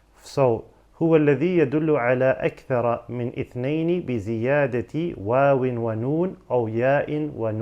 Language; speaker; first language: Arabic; non-native, fluent; English